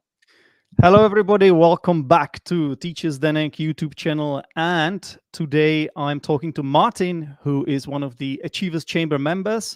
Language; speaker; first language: English; non-native, fluent; Czech